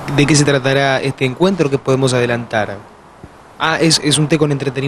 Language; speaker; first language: Spanish; native; Spanish